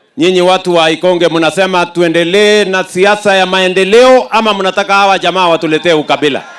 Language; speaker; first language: Swahili; non-native, local second language; Kalenjin